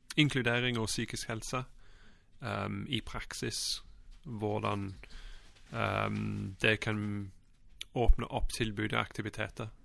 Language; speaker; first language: Norwegian; non-native, fluent; English